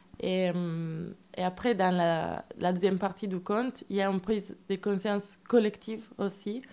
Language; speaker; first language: French; non-native, fluent; Italian